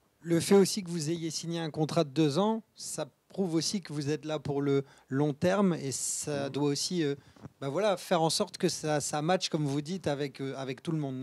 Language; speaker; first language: French; native; French